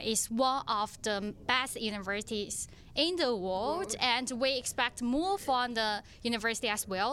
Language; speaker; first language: English; non-native, fluent; Chinese